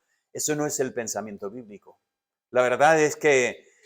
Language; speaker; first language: Spanish; native; Spanish